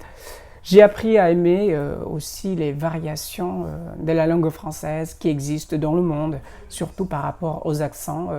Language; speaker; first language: French; non-native, fluent; Indonesian